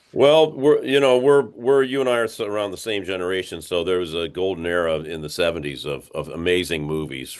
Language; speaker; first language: English; native; English